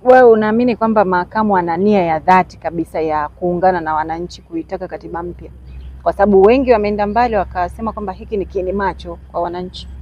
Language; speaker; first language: Swahili; native; Swahili